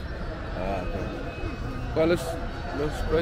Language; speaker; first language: Spanish; non-native, learner; English